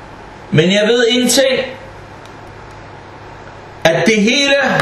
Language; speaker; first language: Danish; non-native, fluent; Arabic